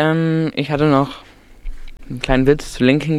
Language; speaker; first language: German; native; German